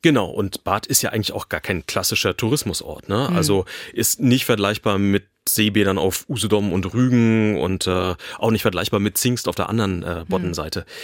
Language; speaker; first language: German; native; German